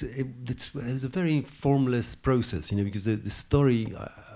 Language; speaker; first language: English; non-native, fluent; Polish